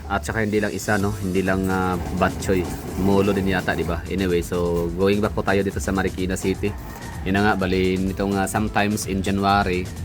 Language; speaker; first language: Filipino; native; Filipino